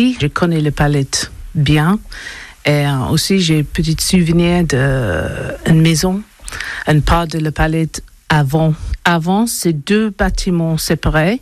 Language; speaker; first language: French; non-native, learner; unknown